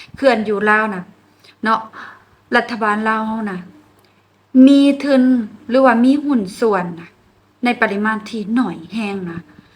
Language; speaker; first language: Thai; native; Thai